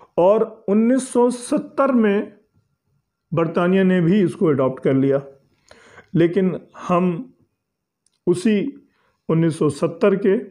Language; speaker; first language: Urdu; native; Urdu